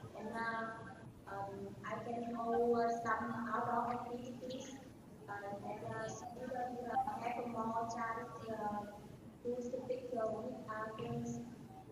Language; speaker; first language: English; non-native, learner; Vietnamese